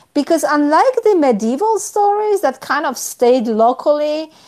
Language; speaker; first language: English; non-native, fluent; Polish